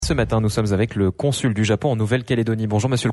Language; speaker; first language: French; native; French